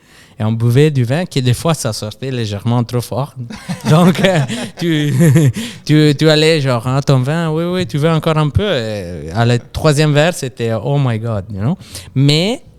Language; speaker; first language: French; non-native, fluent; Italian